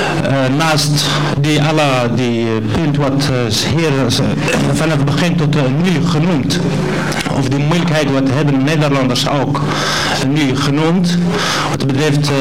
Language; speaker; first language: Dutch; non-native, learner; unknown